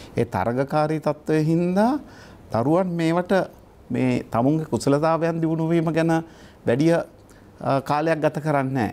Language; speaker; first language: Sinhala; native; Sinhala